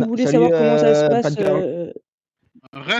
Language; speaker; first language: French; native; French